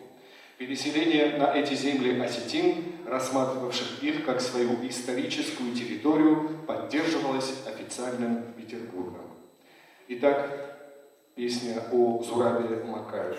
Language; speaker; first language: Russian; native; Russian